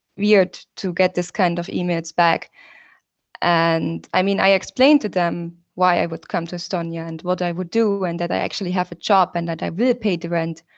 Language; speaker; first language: English; non-native, fluent; German